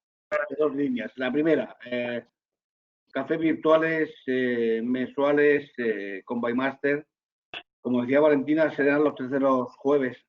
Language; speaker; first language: Spanish; native; Spanish